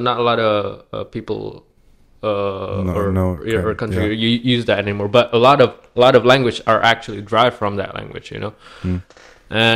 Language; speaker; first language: English; non-native, fluent; Indonesian